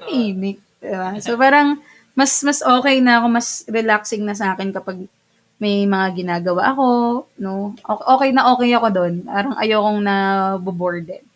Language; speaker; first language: Filipino; non-native, local second language; Bikol